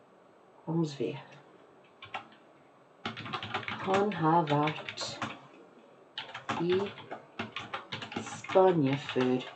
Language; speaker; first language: Norwegian; non-native, fluent; Portuguese